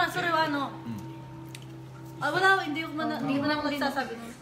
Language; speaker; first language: Japanese; non-native, learner; Filipino